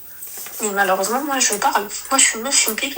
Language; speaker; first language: French; native; French